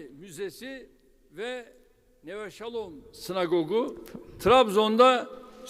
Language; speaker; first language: Turkish; native; Turkish